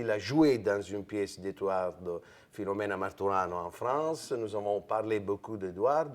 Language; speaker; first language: French; non-native, fluent; Italian